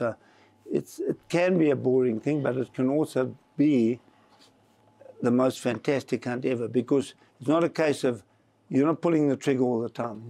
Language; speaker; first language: English; native; English